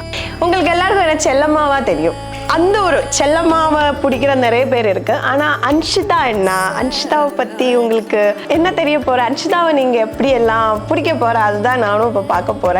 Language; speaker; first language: Tamil; non-native, local second language; Malayalam